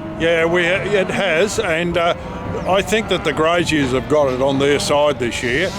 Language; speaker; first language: English; native; English